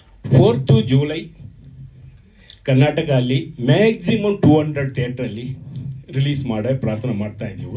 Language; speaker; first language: Kannada; non-native, learner; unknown